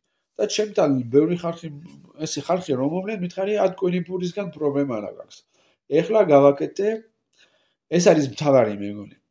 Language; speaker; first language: Georgian; non-native, learner; French